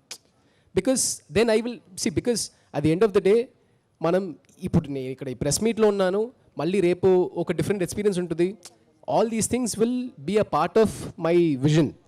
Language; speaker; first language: Telugu; early bilingual, heritage; Telugu